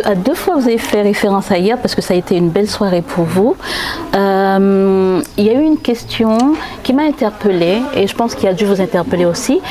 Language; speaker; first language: French; non-native, local second language; Haitian Creole